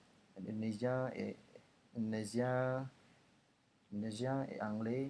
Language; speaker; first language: French; non-native, learner; Indonesian